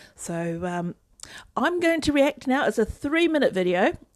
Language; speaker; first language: English; native; English